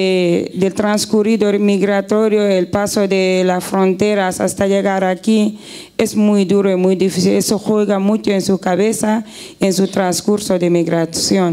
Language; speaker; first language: Spanish; non-native, fluent; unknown